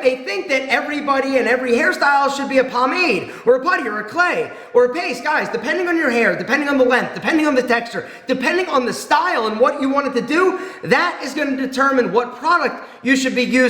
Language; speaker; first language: English; native; English